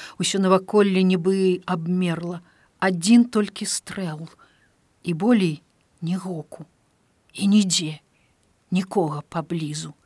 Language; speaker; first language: Belarusian; native; Belarusian